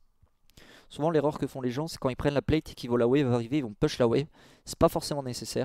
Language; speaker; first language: French; native; French